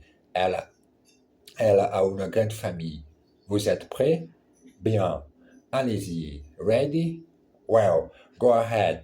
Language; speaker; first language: French; non-native, learner; German